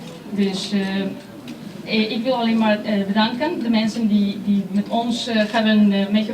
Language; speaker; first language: Dutch; non-native, fluent; Spanish